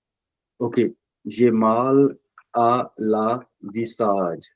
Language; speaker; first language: French; non-native, learner; Punjabi